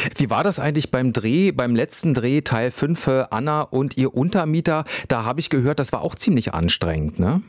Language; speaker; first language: German; native; German